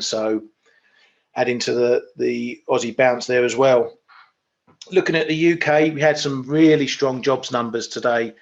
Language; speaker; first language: English; native; English